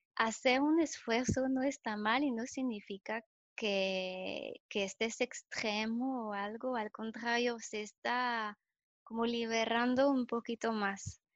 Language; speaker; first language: Spanish; non-native, fluent; French